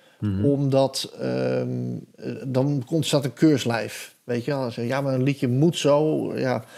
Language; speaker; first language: Dutch; native; Dutch